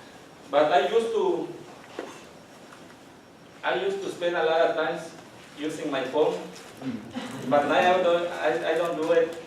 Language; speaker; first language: English; non-native, learner; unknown